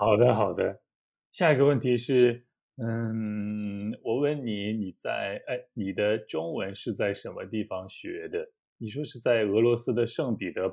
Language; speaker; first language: Chinese; native; Chinese